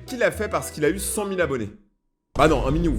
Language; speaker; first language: French; native; French